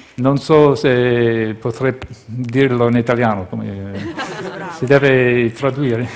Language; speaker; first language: Italian; non-native, learner; English